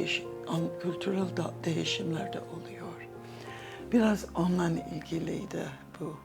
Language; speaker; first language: Turkish; non-native, fluent; English